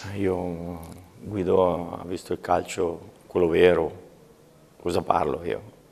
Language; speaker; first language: Italian; native; Italian